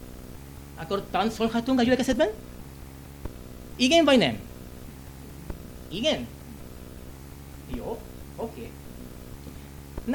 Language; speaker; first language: Hungarian; non-native, learner; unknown